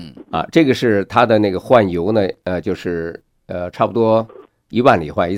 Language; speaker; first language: Chinese; native; Chinese